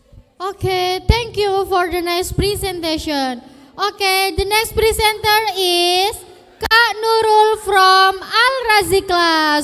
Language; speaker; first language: English; non-native, fluent; Indonesian